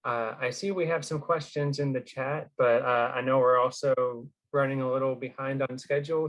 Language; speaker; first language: English; native; English